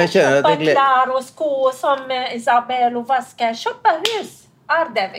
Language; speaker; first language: Norwegian; non-native, learner; Arabic